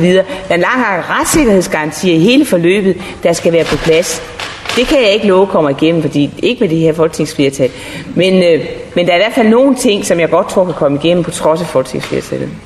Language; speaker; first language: Danish; native; Danish